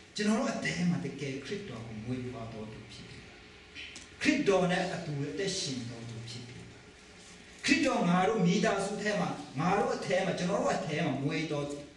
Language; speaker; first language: Burmese; non-native, local second language; Hakha Chin